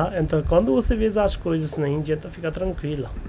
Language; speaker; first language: Portuguese; non-native, learner; Hindi